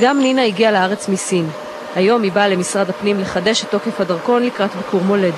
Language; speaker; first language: Hebrew; native; Hebrew